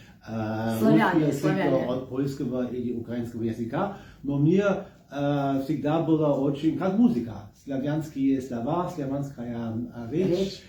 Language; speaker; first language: Russian; non-native, fluent; German